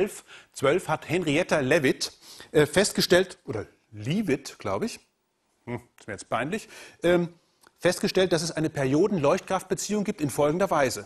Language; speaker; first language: German; native; German